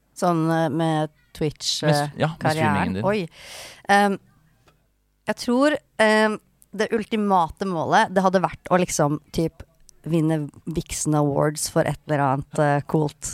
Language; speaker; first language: Norwegian; native; Norwegian